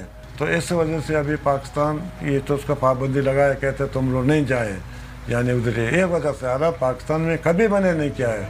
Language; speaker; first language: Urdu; non-native, local second language; Baluchi